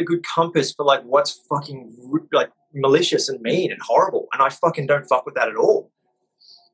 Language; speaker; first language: English; native; English